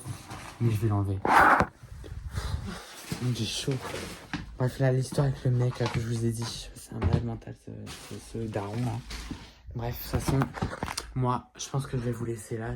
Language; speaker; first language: French; native; French